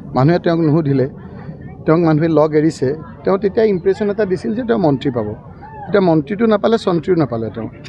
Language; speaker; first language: Assamese; native; Assamese